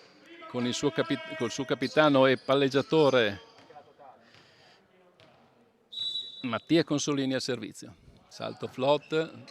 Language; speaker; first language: Italian; native; Italian